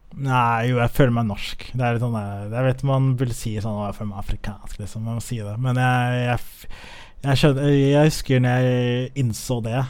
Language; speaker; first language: Norwegian; early bilingual, other home language; Somali